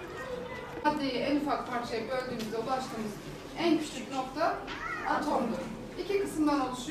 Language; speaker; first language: Turkish; native; Turkish